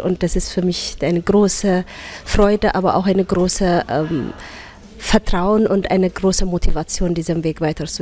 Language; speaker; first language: German; non-native, fluent; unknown